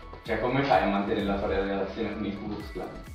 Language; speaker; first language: Italian; native; Italian